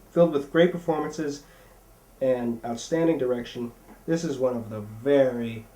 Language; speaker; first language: English; native; English